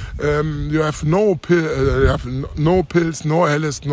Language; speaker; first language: English; non-native, learner; German